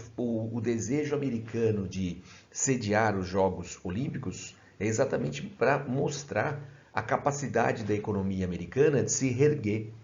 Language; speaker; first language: Portuguese; native; Portuguese